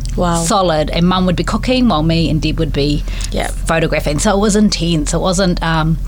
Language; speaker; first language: English; native; English